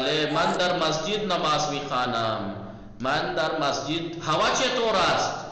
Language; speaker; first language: Persian; non-native, fluent; Urdu